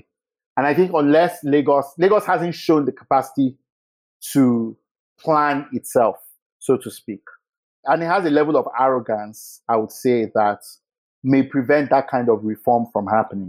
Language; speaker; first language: English; non-native, local second language; Yoruba